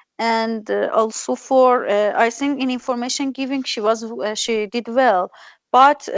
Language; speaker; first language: English; non-native, learner; Persian